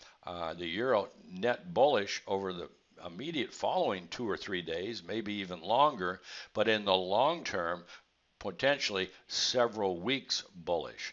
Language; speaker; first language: English; native; English